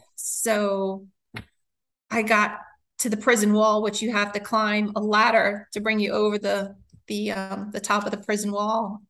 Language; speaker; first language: English; native; English